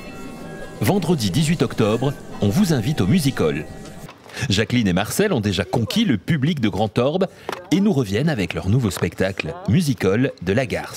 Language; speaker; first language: French; native; French